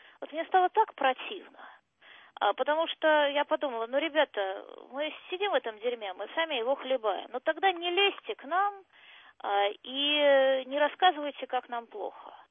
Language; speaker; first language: Russian; native; Russian